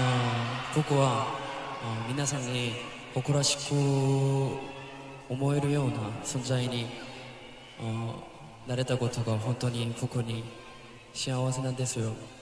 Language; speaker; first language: Japanese; non-native, learner; Korean